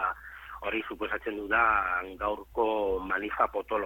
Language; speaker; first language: Basque; native; Basque